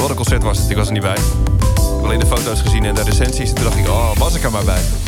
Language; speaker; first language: Dutch; native; Dutch